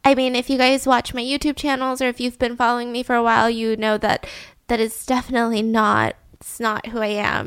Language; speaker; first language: English; native; English